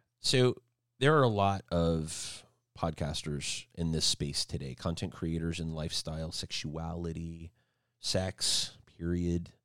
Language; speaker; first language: English; native; English